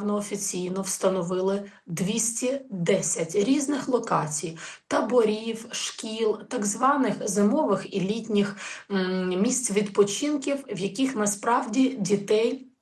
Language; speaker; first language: Ukrainian; native; Ukrainian